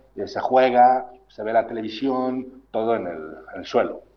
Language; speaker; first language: Spanish; native; Spanish